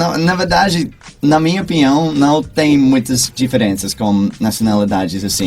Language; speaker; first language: Portuguese; non-native, fluent; English